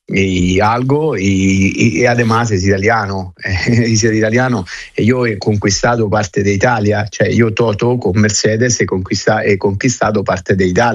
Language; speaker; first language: Spanish; non-native, fluent; Italian